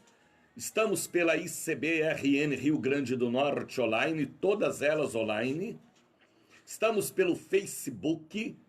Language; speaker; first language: Portuguese; native; Portuguese